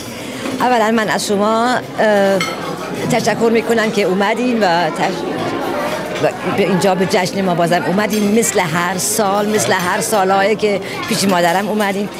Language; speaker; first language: Persian; early bilingual, heritage; Persian